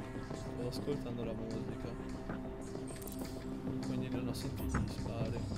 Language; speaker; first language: Italian; native; Italian